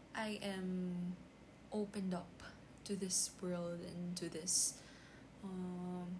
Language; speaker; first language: English; non-native, local second language; Filipino